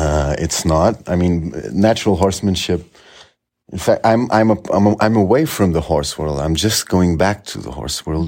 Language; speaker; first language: English; non-native, fluent; Portuguese